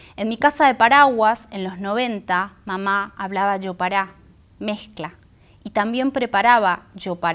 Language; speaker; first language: Spanish; non-native, local second language; Guarani